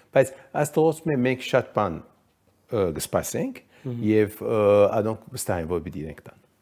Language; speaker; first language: Armenian; early bilingual, heritage; Armenian